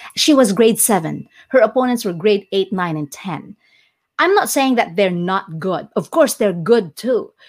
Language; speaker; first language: English; non-native, local second language; Cebuano